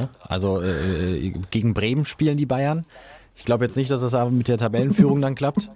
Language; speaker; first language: German; native; German